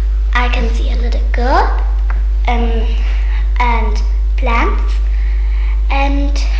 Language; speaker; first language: English; non-native, learner; German